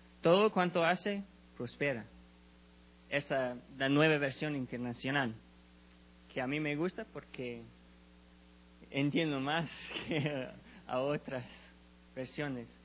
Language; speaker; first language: Spanish; non-native, learner; English